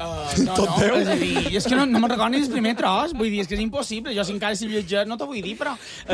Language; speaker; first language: Catalan; native; Catalan